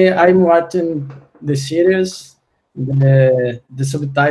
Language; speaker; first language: English; non-native, learner; Portuguese